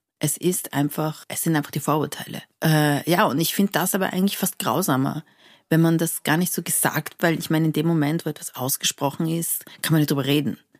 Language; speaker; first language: German; early bilingual, other home language; Persian